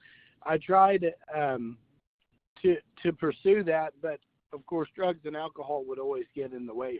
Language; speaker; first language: English; native; English